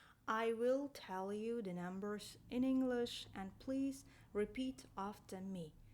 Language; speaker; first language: English; non-native, fluent; Azerbaijani